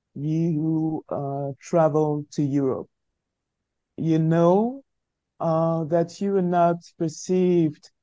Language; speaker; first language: English; non-native, local second language; French